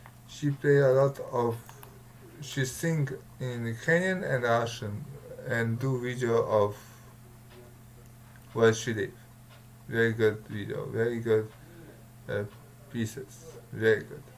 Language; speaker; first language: English; non-native, learner; Russian